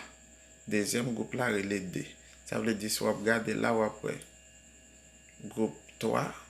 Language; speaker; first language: French; non-native, learner; Haitian Creole